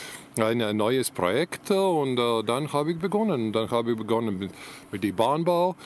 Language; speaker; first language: German; non-native, learner; Latvian